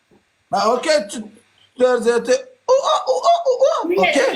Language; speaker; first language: Russian; non-native, learner; Turkmen